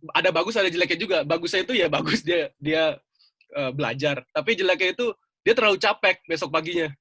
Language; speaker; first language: Indonesian; native; Indonesian